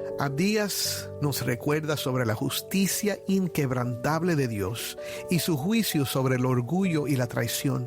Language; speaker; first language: Spanish; native; Spanish